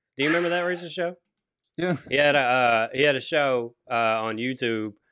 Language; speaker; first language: English; native; English